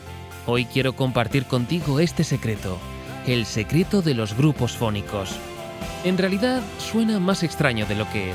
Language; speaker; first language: Spanish; native; Spanish